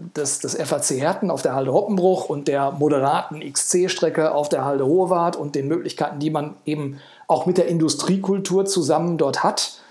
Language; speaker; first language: German; native; German